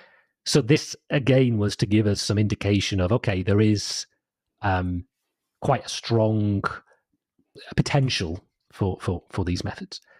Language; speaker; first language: English; native; English